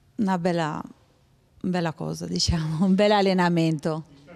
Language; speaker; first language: Italian; non-native, fluent; Albanian